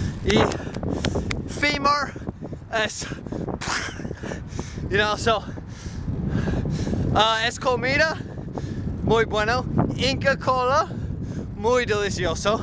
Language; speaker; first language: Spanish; non-native, learner; English